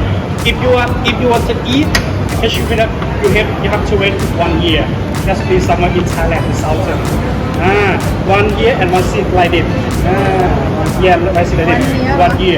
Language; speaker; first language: English; non-native, learner; Thai